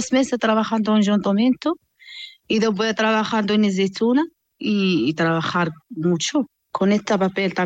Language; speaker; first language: Spanish; non-native, learner; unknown